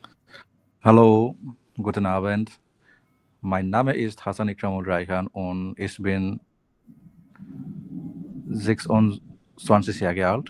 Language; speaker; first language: German; non-native, learner; Bangla